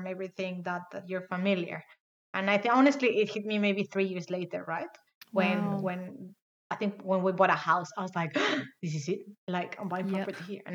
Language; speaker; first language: English; non-native, fluent; Spanish